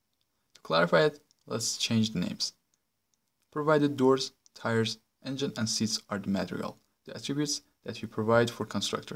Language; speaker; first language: English; non-native, fluent; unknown